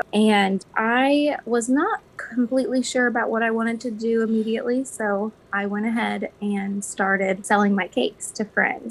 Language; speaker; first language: English; native; English